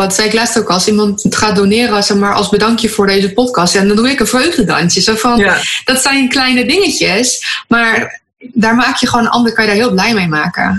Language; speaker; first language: Dutch; native; Dutch